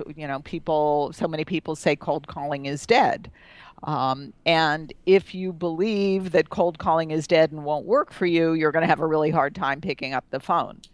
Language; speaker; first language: English; native; English